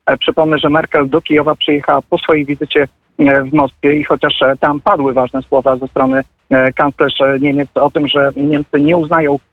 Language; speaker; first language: Polish; native; Polish